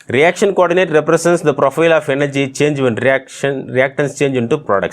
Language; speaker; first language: English; non-native, local second language; Tamil